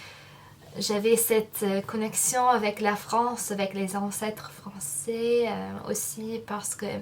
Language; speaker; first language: French; non-native, fluent; English